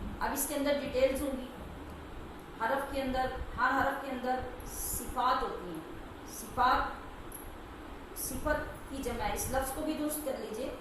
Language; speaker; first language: Urdu; native; Urdu